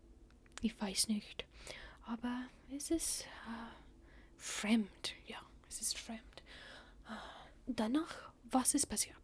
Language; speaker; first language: German; non-native, learner; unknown